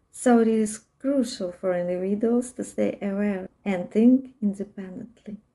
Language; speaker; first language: English; non-native, learner; Ukrainian